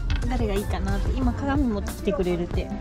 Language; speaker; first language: Japanese; native; Japanese